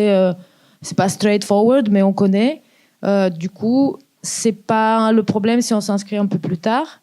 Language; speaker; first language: French; native; French